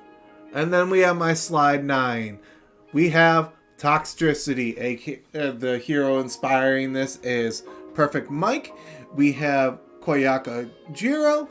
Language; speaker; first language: English; native; English